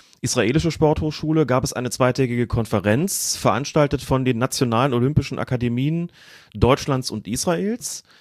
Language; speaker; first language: German; native; German